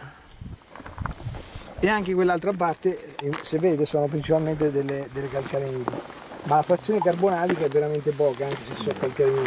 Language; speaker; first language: Italian; native; Italian